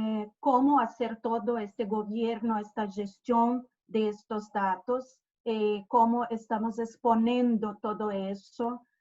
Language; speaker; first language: Spanish; non-native, fluent; Portuguese